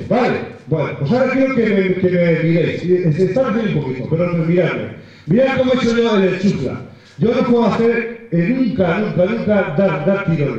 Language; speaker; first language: Spanish; native; Spanish